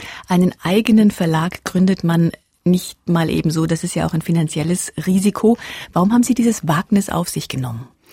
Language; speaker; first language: German; native; German